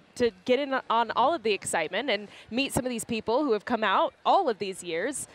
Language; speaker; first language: English; native; English